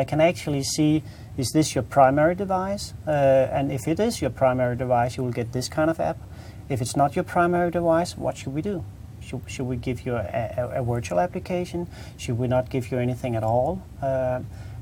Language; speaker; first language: English; non-native, fluent; Danish